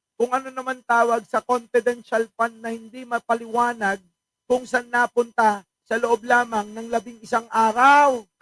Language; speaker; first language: Filipino; non-native, local second language; Iloko